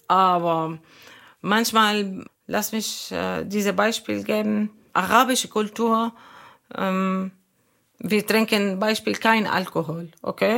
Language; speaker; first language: German; non-native, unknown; Arabic